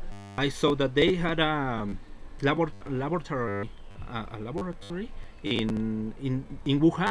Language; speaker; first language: English; non-native, learner; Spanish